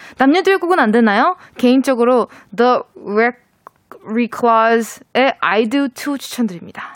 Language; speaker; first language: Korean; early bilingual, heritage; Korean